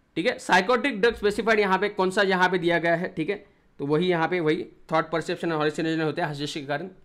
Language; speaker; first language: Hindi; non-native, local second language; Marathi